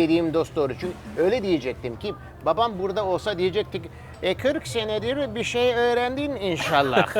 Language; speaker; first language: Turkish; early bilingual, heritage; Turkish